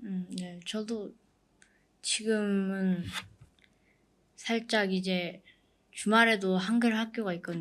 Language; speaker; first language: Korean; early bilingual, heritage; Korean